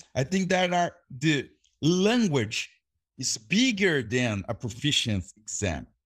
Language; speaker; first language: English; non-native, fluent; Portuguese